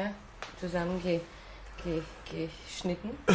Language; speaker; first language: German; non-native, fluent; Danish